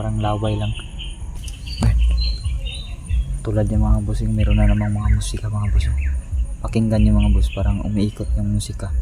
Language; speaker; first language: Filipino; non-native, local second language; Cebuano